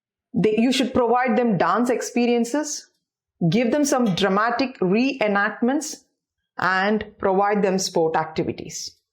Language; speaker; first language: English; non-native, local second language; Tamil